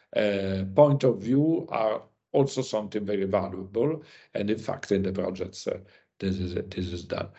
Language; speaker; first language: English; non-native, learner; Italian